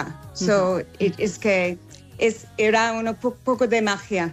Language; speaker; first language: Spanish; non-native, learner; English